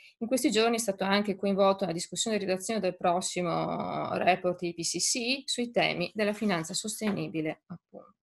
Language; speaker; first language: Italian; native; Italian